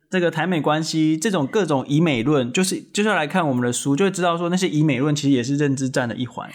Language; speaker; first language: Chinese; native; Chinese